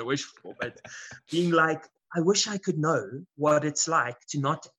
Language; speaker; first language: English; native; English